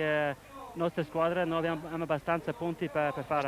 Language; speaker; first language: Italian; non-native, learner; English